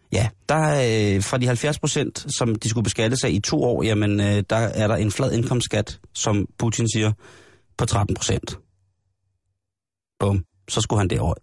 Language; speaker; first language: Danish; native; Danish